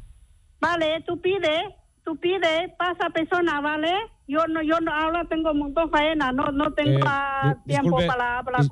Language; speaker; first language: Spanish; non-native, learner; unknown